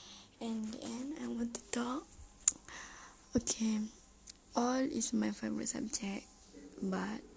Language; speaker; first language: English; non-native, learner; Malay